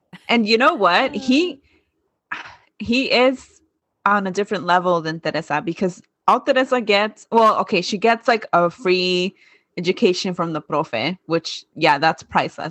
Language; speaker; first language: English; native; English